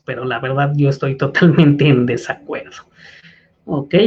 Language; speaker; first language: Spanish; native; Spanish